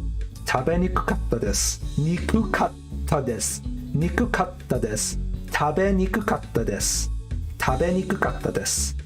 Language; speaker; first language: Japanese; non-native, learner; English